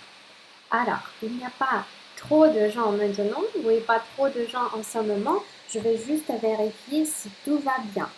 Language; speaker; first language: French; non-native, fluent; Russian